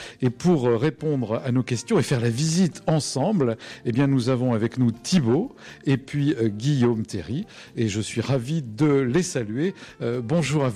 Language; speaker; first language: French; native; French